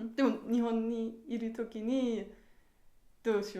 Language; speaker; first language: Japanese; non-native, learner; German